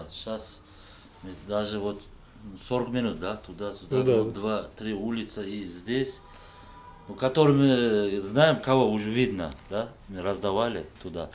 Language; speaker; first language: Russian; non-native, local second language; Uzbek